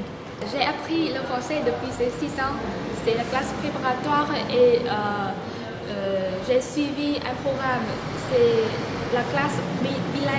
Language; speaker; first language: French; non-native, learner; Vietnamese